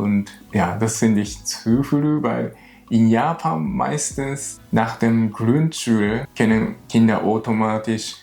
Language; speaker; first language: German; non-native, learner; Japanese